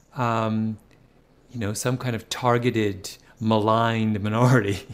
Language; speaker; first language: English; native; English